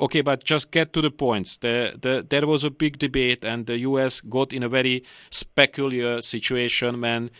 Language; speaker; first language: English; non-native, fluent; Hungarian